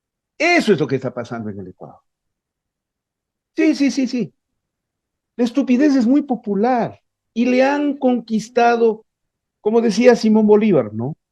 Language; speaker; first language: Spanish; native; Spanish